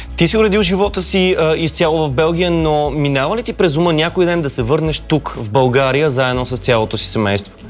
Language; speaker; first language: Bulgarian; native; Bulgarian